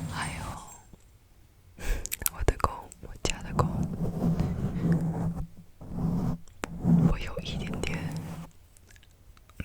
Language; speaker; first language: Chinese; early bilingual, heritage; Chinese